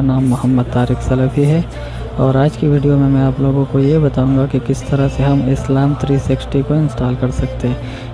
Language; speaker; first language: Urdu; non-native, local second language; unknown